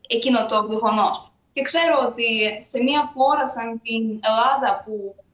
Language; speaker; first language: Greek; non-native, fluent; Ukrainian